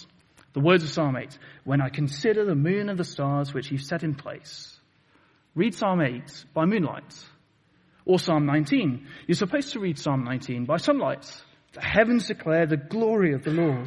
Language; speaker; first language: English; native; English